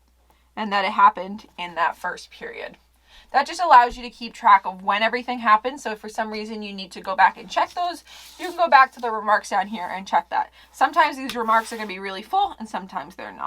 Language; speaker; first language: English; native; English